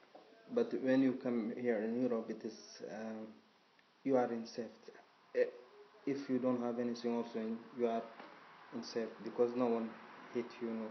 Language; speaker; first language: English; non-native, learner; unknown